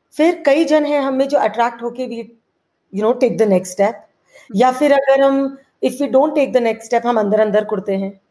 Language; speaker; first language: Hindi; non-native, local second language; Marwari